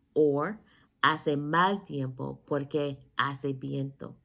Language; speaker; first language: Spanish; non-native, fluent; English